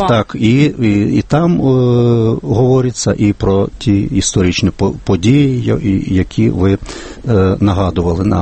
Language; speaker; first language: Ukrainian; non-native, fluent; Lithuanian